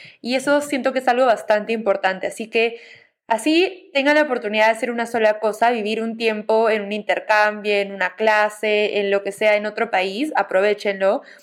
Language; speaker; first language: Spanish; native; Spanish